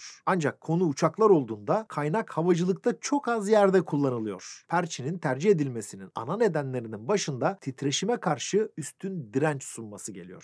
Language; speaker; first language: Turkish; native; Turkish